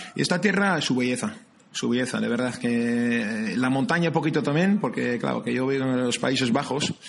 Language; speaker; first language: Spanish; non-native, fluent; Dutch